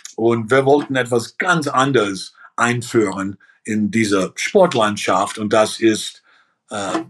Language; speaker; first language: German; early bilingual, heritage; German